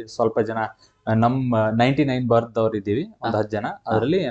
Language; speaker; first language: Kannada; non-native, local second language; Lambadi